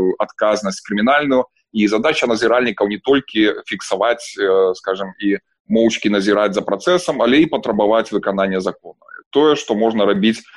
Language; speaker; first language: Belarusian; non-native, local second language; Russian